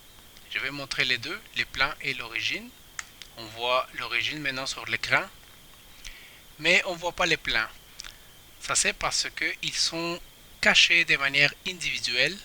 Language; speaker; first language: French; non-native, fluent; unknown